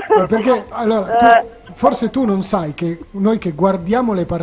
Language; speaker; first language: Italian; native; Italian